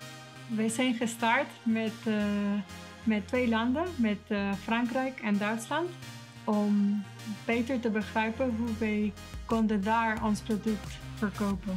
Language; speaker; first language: Dutch; non-native, fluent; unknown